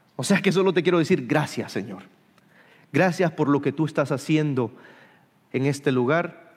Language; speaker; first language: Spanish; early bilingual, heritage; Spanish